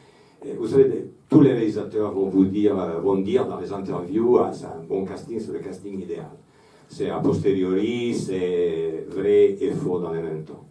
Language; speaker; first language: French; non-native, fluent; Italian